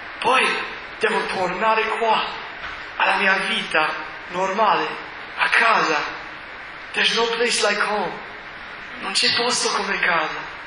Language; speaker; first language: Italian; non-native, fluent; English